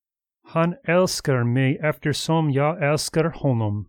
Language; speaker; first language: Swedish; non-native, learner; English